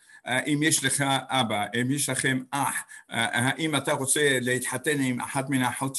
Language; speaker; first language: Hebrew; non-native, fluent; English